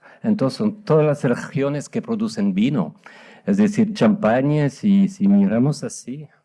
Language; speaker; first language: Spanish; non-native, fluent; French